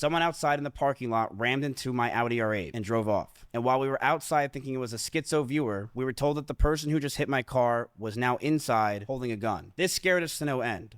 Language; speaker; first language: English; native; English